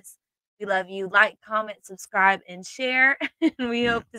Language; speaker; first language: English; native; English